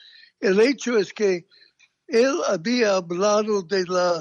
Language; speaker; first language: Spanish; non-native, fluent; English